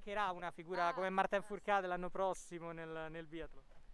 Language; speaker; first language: Italian; native; Italian